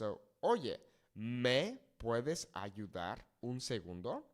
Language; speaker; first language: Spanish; non-native, fluent; English